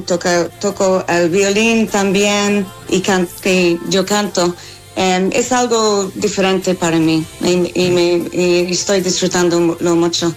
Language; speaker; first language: Spanish; non-native, fluent; English